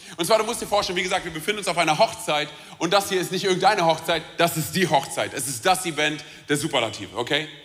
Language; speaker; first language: German; early bilingual, other home language; Romanian